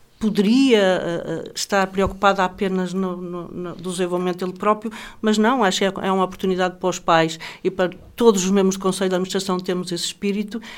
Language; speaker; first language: Portuguese; native; Portuguese